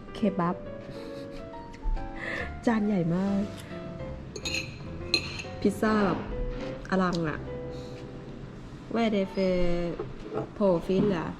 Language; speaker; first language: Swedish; non-native, learner; Thai